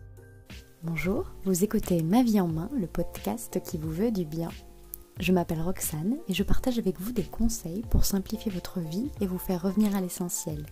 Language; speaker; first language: French; native; French